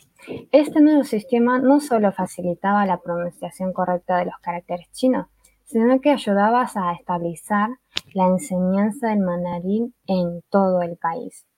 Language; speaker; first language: Spanish; early bilingual, other home language; Chinese